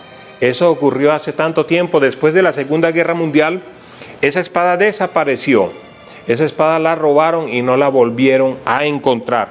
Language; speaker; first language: Spanish; native; Spanish